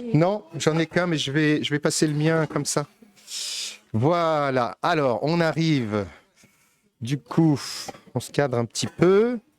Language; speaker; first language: French; native; French